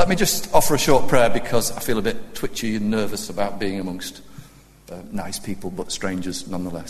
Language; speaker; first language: English; native; English